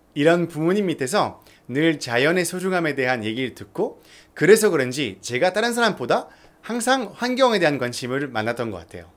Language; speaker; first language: Korean; non-native, fluent; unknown